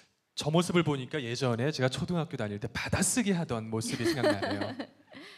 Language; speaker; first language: Korean; native; Korean